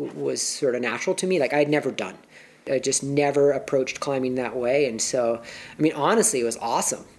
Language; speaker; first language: English; native; English